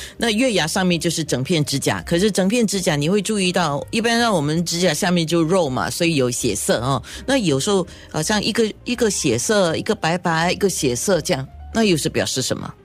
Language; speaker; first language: Chinese; native; Chinese